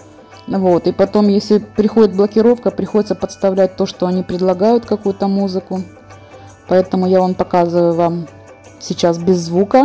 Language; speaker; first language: Russian; native; Russian